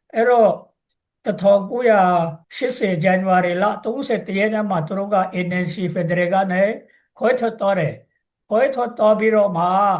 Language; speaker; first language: Burmese; non-native, local second language; Tangkhul Naga (India)